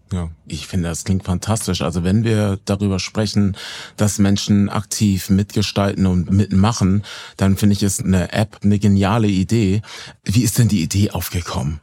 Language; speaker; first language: German; native; German